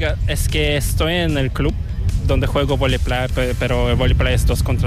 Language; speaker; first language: Spanish; non-native, fluent; Korean